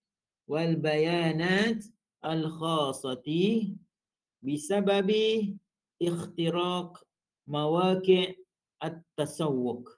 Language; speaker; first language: Arabic; non-native, fluent; Malay